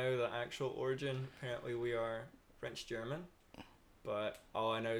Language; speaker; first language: English; native; English